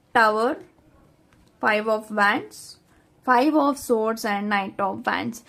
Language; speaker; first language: English; non-native, local second language; Kannada